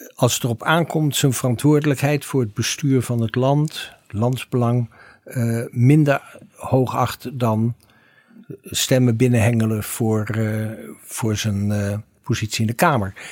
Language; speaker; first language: Dutch; native; Dutch